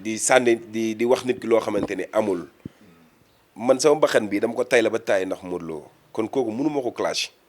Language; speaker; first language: Wolof; native; Wolof